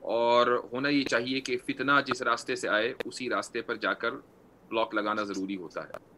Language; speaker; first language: Urdu; native; Urdu